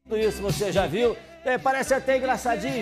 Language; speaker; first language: Portuguese; native; Portuguese